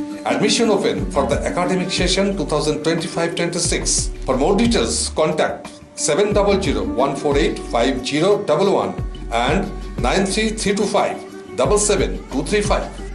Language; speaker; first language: English; non-native, local second language; Bangla